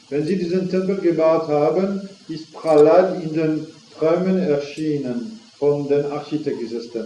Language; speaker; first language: German; non-native, fluent; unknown